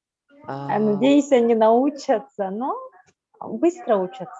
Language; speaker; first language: Russian; non-native, fluent; Turkish